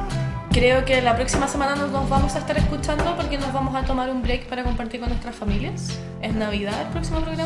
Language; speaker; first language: Spanish; native; Spanish